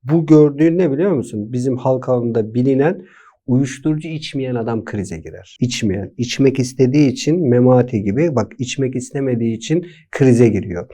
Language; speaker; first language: Turkish; native; Turkish